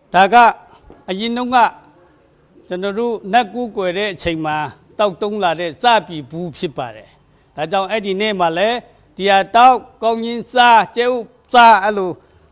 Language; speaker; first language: Burmese; non-native, local second language; Kachin